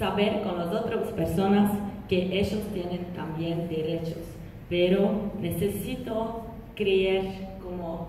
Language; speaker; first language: Spanish; non-native, learner; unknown